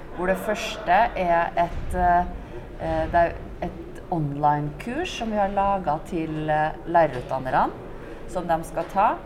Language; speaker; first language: Norwegian; native; Norwegian